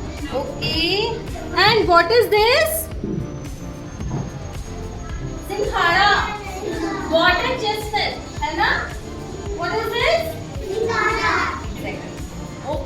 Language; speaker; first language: English; non-native, local second language; Hindi